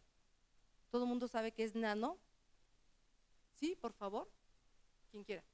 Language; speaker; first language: Spanish; native; Spanish